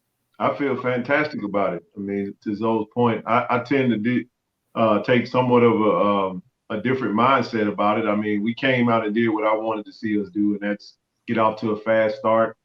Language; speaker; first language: English; native; English